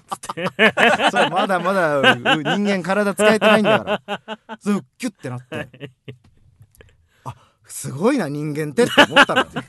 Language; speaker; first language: Japanese; native; Japanese